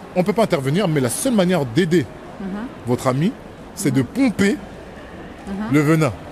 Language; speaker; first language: French; native; French